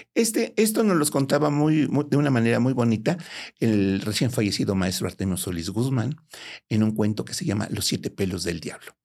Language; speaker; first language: Spanish; native; Spanish